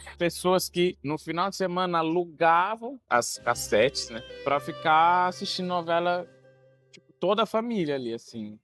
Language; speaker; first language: Portuguese; non-native, local second language; Kabuverdianu